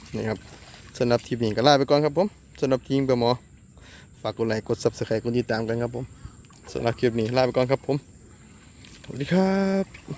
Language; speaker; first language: Thai; native; Thai